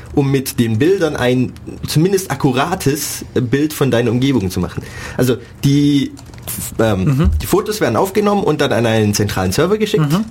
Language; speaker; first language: German; native; German